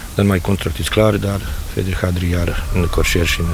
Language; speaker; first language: Dutch; non-native, learner; Bosnian